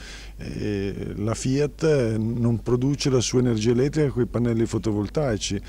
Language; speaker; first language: Italian; native; Italian